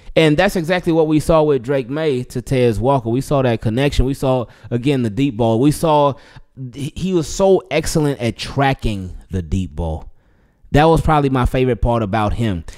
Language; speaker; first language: English; native; English